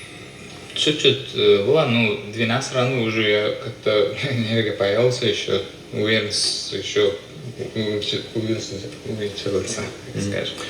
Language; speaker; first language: Russian; non-native, local second language; Uzbek